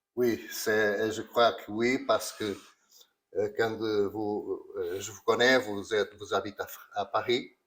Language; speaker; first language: French; non-native, learner; Portuguese